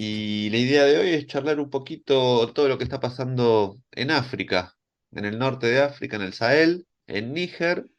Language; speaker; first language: Spanish; native; Spanish